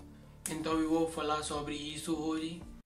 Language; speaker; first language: Portuguese; non-native, learner; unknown